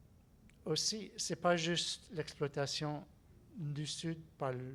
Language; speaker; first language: French; non-native, learner; English